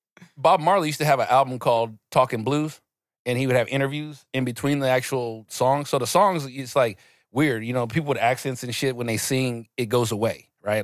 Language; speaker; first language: English; native; English